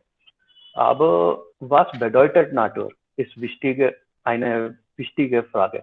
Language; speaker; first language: German; non-native, fluent; Hindi